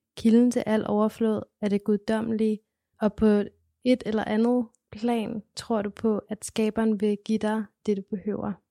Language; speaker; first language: Danish; native; Danish